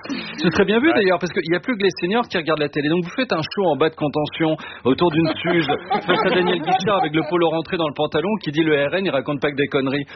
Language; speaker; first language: French; native; French